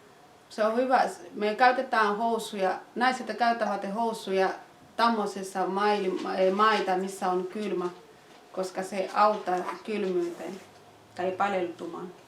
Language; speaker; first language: Finnish; non-native, fluent; Swahili